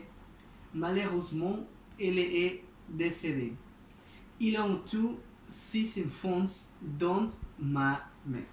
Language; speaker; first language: French; non-native, learner; Spanish